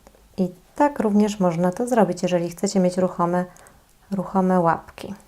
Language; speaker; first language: Polish; native; Polish